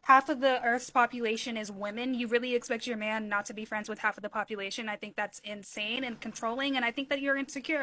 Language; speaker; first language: English; native; English